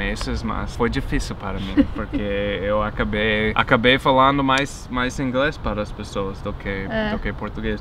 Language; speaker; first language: Portuguese; non-native, fluent; English